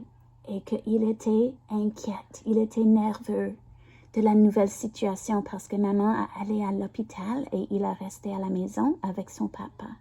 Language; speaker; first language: French; non-native, learner; English